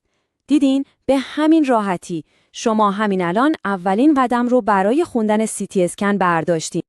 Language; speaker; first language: Persian; native; Persian